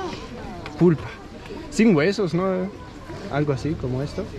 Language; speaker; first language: Spanish; non-native, learner; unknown